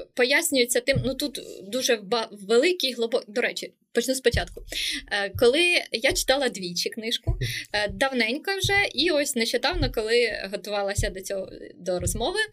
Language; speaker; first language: Ukrainian; native; Ukrainian